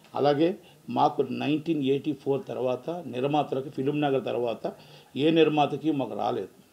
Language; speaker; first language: Telugu; native; Telugu